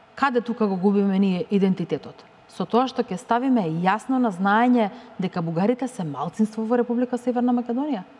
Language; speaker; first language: Macedonian; native; Macedonian